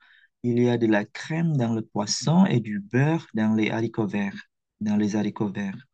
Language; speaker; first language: French; non-native, fluent; Indonesian